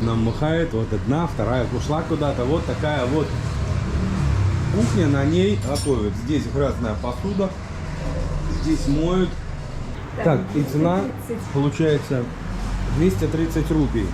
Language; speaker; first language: Russian; native; Russian